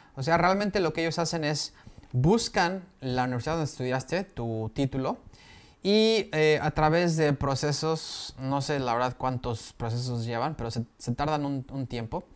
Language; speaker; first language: Spanish; native; Spanish